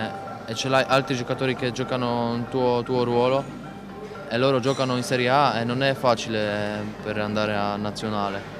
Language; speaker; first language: Italian; non-native, learner; Polish